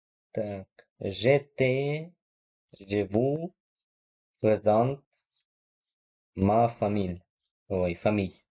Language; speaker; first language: French; non-native, learner; Russian